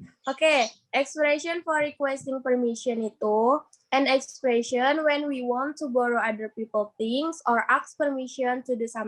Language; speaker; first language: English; non-native, learner; Indonesian